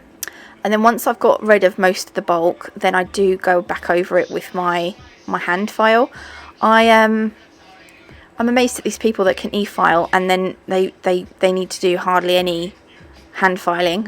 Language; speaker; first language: English; native; English